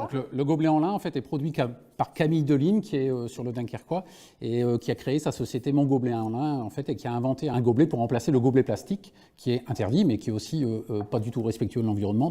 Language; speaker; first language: French; native; French